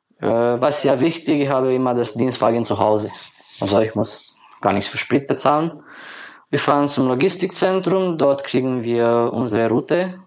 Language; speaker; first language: German; non-native, learner; Romanian